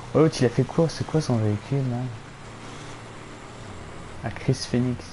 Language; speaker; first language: French; native; French